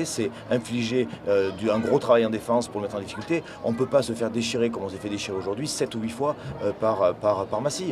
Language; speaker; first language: French; native; French